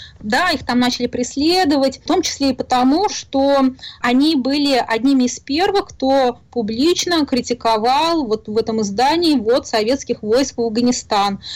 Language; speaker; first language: Russian; native; Russian